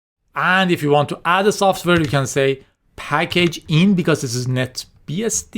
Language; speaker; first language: English; non-native, fluent; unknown